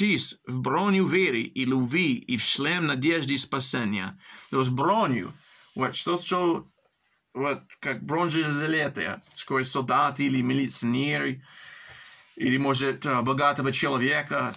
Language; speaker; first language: Russian; early bilingual, heritage; English